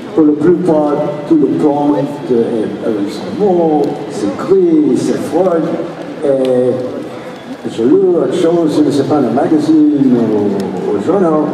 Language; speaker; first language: French; non-native, learner; English